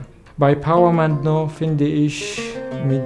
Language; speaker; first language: German; non-native, learner; Arabic